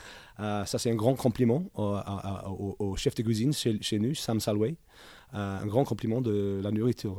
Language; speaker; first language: French; non-native, learner; English